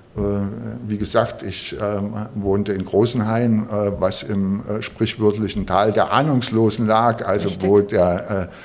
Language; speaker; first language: German; native; German